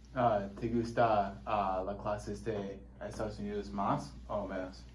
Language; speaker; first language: Spanish; non-native, learner; English